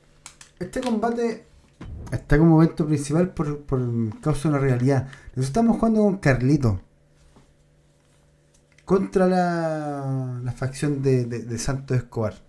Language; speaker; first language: Spanish; native; Spanish